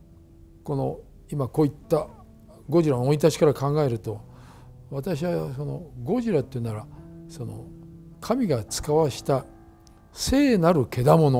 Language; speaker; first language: Japanese; native; Japanese